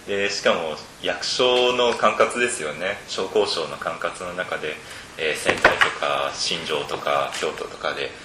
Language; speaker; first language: Japanese; native; Japanese